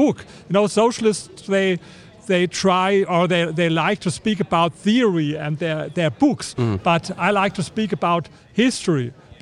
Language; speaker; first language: English; non-native, fluent; German